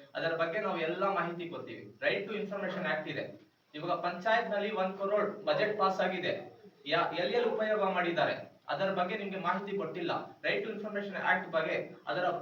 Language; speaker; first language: Kannada; non-native, local second language; Urdu